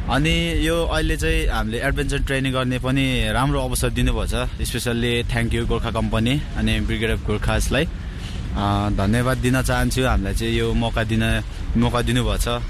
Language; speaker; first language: Nepali; native; Nepali